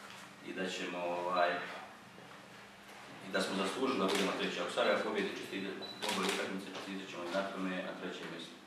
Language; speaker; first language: Croatian; native; Croatian